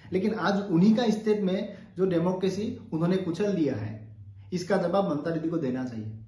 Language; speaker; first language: Hindi; non-native, local second language; Assamese